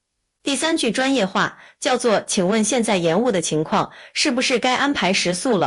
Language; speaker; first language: Chinese; native; Chinese